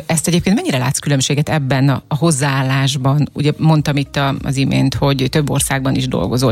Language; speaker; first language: Hungarian; native; Hungarian